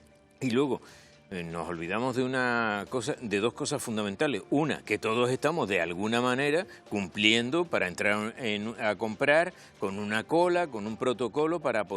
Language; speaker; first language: Spanish; native; Spanish